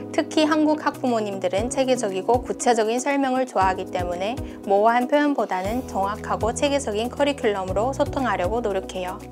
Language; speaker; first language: Korean; non-native, fluent; Chinese